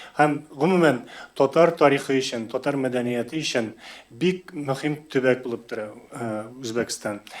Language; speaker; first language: Tatar; native; Tatar